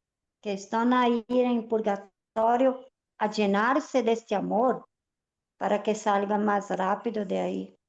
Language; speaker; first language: Spanish; non-native, fluent; Portuguese